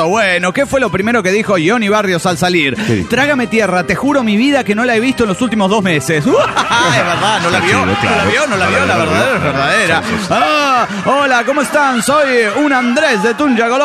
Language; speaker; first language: Spanish; native; Spanish